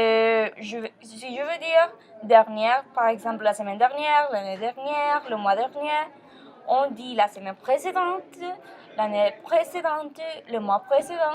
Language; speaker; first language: French; non-native, learner; Spanish